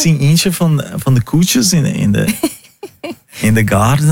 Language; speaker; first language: Dutch; non-native, learner; Portuguese